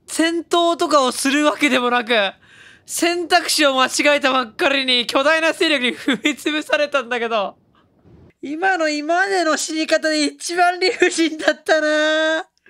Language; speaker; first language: Japanese; native; Japanese